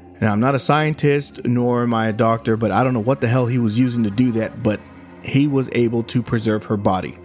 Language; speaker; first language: English; native; English